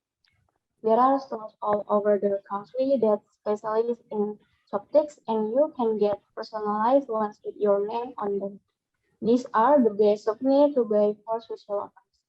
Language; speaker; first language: English; non-native, learner; Indonesian